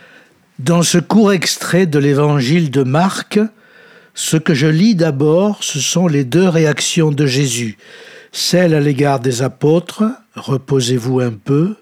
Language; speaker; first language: French; native; French